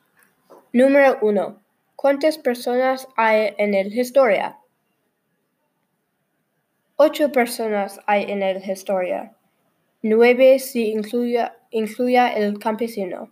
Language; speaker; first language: Spanish; non-native, learner; English